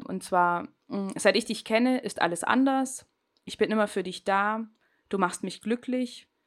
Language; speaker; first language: German; native; German